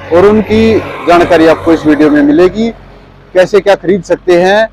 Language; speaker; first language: Hindi; native; Hindi